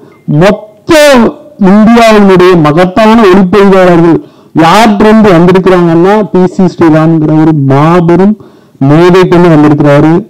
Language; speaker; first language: Tamil; native; Tamil